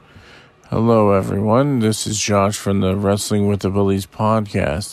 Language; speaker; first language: English; native; English